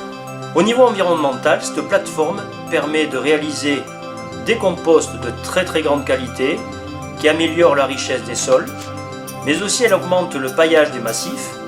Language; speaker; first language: French; native; French